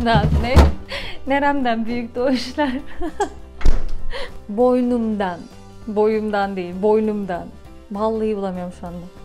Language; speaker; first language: Turkish; native; Turkish